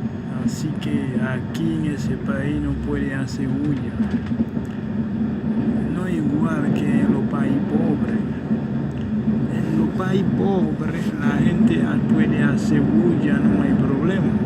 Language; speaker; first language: Spanish; non-native, fluent; Haitian Creole